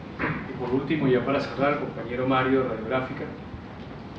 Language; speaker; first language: Spanish; native; Spanish